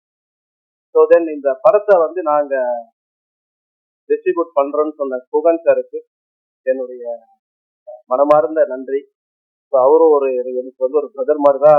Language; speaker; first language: Tamil; native; Tamil